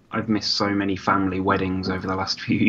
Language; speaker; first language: English; native; English